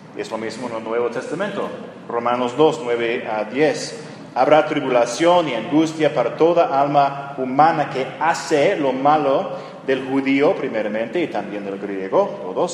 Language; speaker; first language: Spanish; non-native, fluent; English